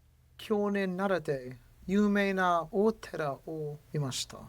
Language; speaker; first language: Japanese; non-native, learner; English